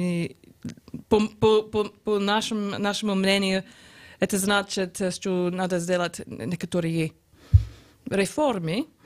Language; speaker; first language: Russian; non-native, learner; English